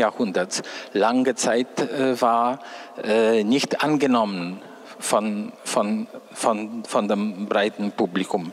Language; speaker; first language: German; non-native, fluent; Polish